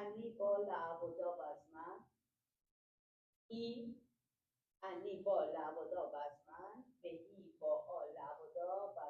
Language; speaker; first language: Hebrew; non-native, learner; English